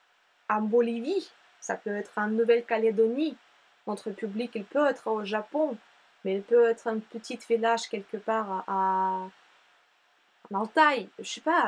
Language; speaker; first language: French; non-native, fluent; Russian